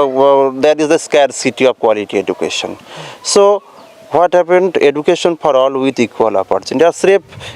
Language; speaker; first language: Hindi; non-native, local second language; Bangla